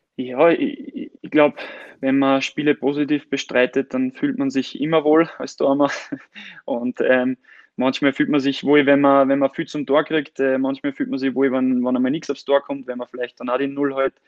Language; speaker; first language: German; native; German